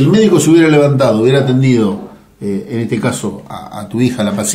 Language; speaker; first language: Spanish; native; Spanish